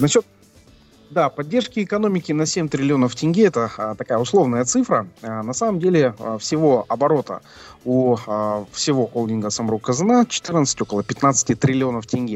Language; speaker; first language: Russian; native; Russian